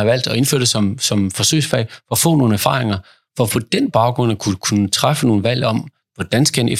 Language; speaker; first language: Danish; native; Danish